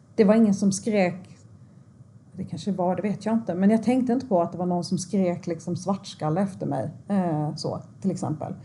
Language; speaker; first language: Swedish; early bilingual, other home language; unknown